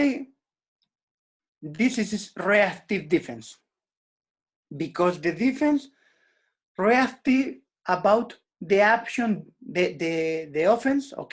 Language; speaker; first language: English; non-native, learner; Spanish